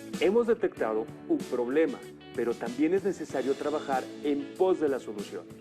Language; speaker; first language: Spanish; native; Spanish